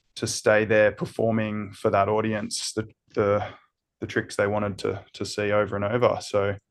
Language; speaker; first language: English; native; English